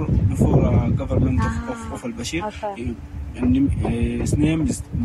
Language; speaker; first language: English; non-native, learner; Arabic